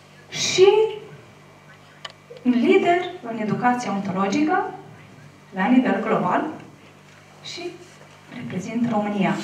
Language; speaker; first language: Romanian; native; Romanian